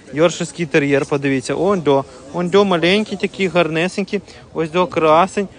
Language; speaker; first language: Ukrainian; non-native, local second language; Russian